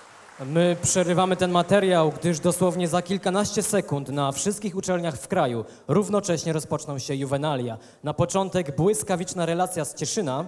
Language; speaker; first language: Polish; native; Polish